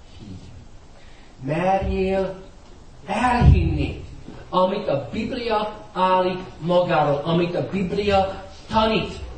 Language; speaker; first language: Hungarian; non-native, fluent; English